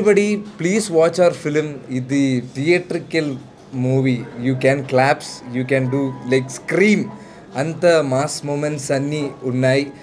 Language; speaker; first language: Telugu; non-native, learner; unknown